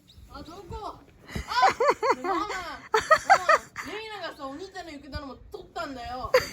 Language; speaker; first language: Japanese; native; Japanese